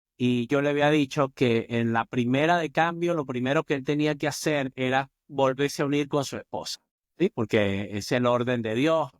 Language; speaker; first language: Spanish; native; Spanish